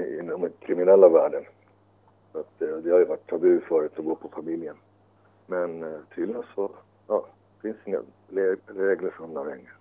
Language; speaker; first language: Swedish; early bilingual, other home language; Finnish